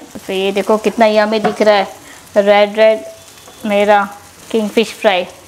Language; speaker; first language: Hindi; non-native, local second language; Konkani